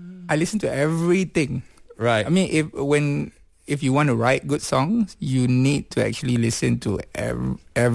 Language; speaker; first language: English; non-native, local second language; Malay